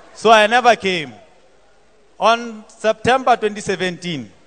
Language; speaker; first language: English; non-native, local second language; Southern Sotho